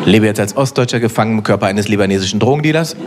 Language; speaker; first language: German; native; German